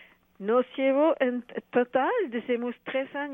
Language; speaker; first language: Spanish; non-native, fluent; French